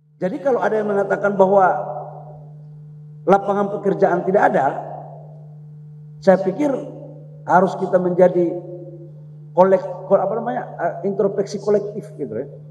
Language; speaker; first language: Indonesian; native; Indonesian